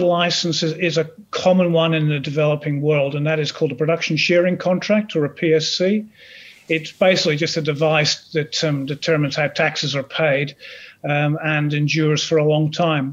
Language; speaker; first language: English; native; English